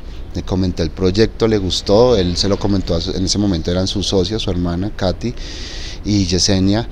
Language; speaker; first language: Spanish; native; Spanish